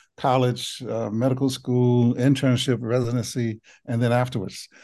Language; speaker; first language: English; native; English